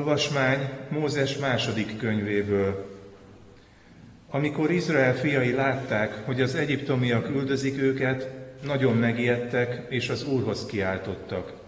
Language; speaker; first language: Hungarian; native; Hungarian